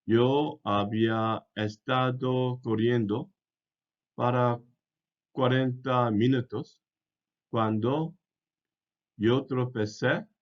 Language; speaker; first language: Spanish; non-native, fluent; English